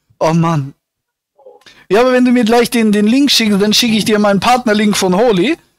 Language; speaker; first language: German; native; German